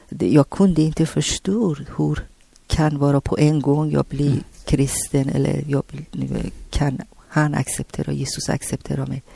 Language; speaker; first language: Swedish; non-native, learner; Persian